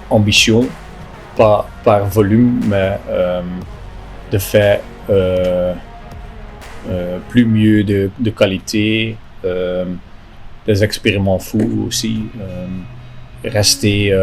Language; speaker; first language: French; non-native, local second language; Dutch